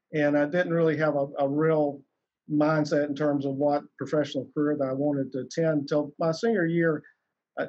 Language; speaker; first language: English; native; English